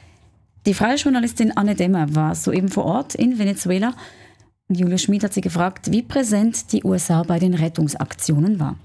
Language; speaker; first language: German; native; German